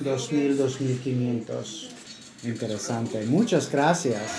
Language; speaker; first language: Spanish; non-native, learner; English